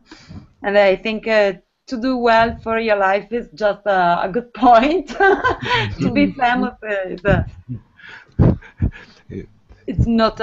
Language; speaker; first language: English; non-native, learner; Italian